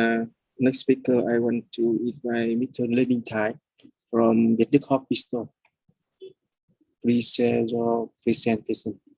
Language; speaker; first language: English; non-native, fluent; Vietnamese